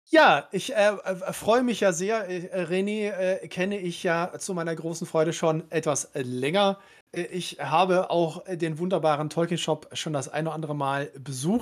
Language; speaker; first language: German; native; German